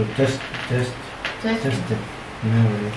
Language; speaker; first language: English; non-native, learner; Russian